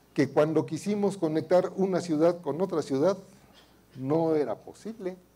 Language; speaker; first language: Spanish; native; Spanish